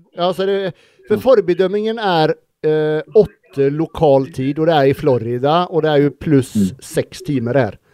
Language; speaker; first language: Norwegian; native; Norwegian